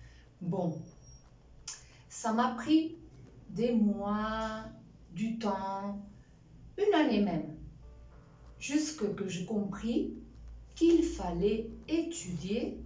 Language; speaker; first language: French; non-native, fluent; Spanish